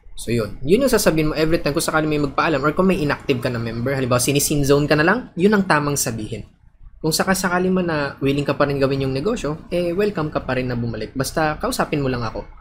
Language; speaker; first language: Filipino; native; Filipino